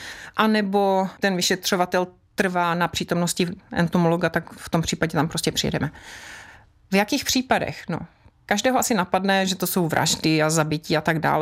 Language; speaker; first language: Czech; native; Czech